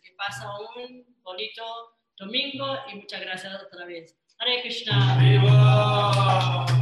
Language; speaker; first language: Spanish; non-native, fluent; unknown